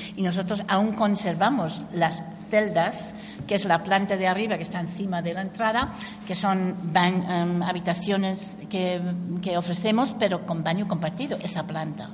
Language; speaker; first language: Spanish; non-native, fluent; English